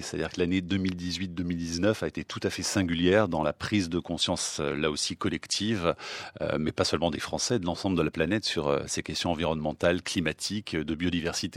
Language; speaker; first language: French; native; French